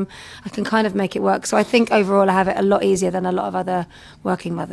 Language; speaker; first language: English; native; English